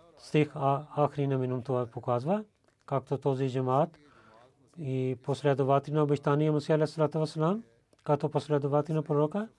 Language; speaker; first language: Bulgarian; non-native, learner; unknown